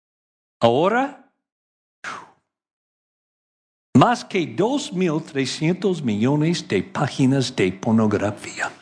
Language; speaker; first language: Spanish; non-native, learner; English